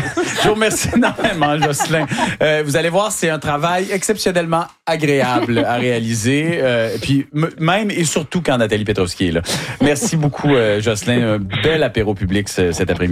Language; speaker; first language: French; native; French